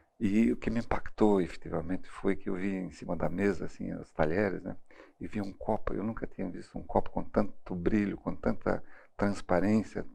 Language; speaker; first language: Portuguese; early bilingual, other home language; German